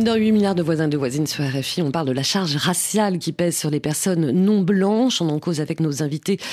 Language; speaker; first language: French; native; French